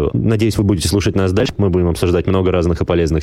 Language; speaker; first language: Russian; native; Russian